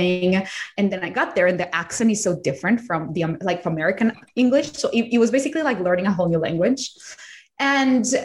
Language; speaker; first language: English; non-native, fluent; Spanish